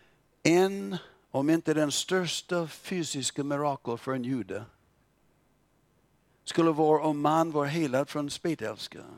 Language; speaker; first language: Swedish; non-native, fluent; English